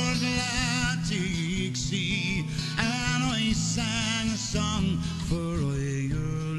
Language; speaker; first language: English; native; English